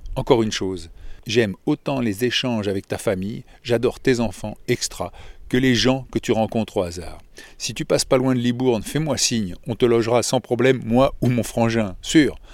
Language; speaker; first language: French; native; French